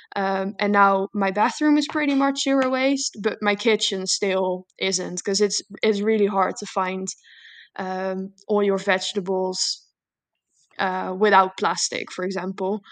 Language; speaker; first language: English; non-native, fluent; Dutch